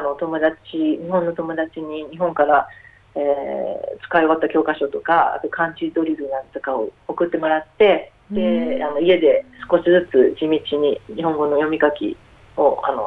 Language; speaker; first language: Japanese; native; Japanese